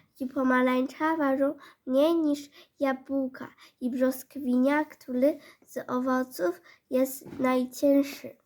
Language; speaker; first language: Polish; non-native, learner; Chinese